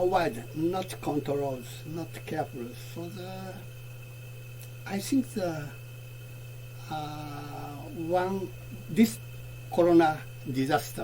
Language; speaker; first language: English; non-native, learner; Japanese